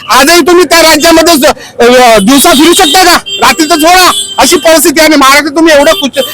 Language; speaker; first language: Marathi; native; Marathi